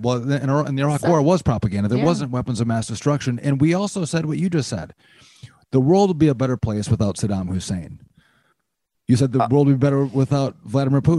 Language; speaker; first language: English; native; English